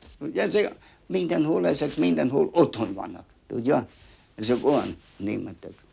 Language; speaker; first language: Hungarian; non-native, local second language; German